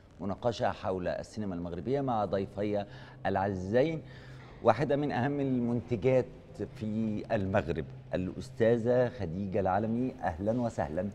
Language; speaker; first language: Arabic; native; Arabic